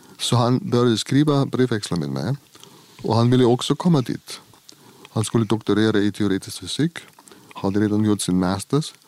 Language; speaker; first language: Swedish; non-native, fluent; German